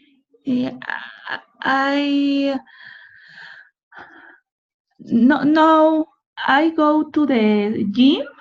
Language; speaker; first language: English; non-native, learner; Spanish